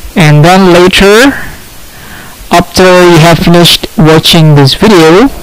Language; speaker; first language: English; non-native, fluent; Indonesian